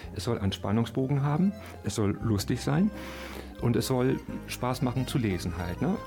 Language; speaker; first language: German; native; German